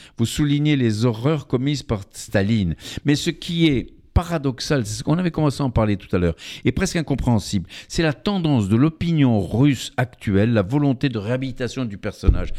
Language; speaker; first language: French; native; French